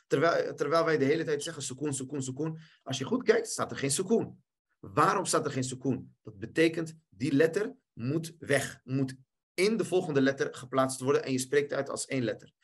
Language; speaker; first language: Dutch; early bilingual, other home language; Arabic